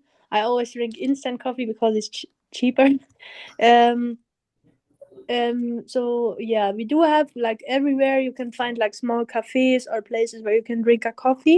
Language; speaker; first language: English; non-native, learner; German